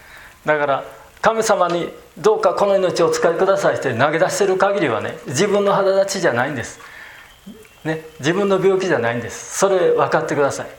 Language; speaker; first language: Japanese; native; Japanese